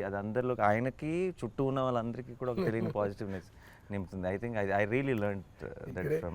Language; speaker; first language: Telugu; native; Telugu